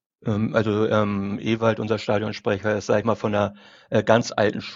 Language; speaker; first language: German; native; German